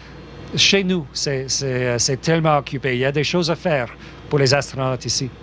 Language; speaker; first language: French; non-native, local second language; English